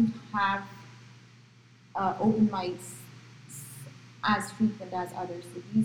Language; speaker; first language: English; non-native, local second language; Marathi